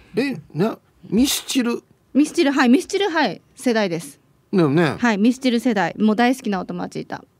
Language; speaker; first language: Japanese; native; Japanese